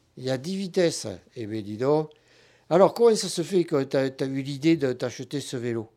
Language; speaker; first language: French; native; French